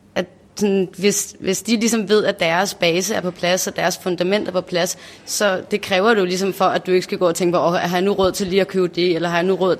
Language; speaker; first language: Danish; native; Danish